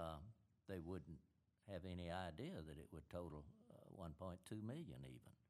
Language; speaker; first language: English; native; English